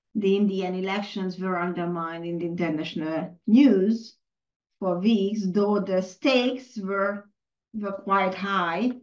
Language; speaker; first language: English; non-native, fluent; Hungarian